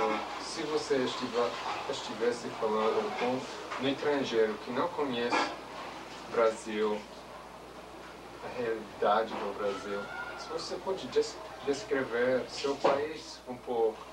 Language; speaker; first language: Portuguese; non-native, fluent; English